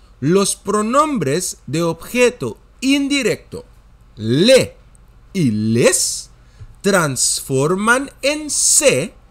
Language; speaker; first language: Spanish; non-native, fluent; Dutch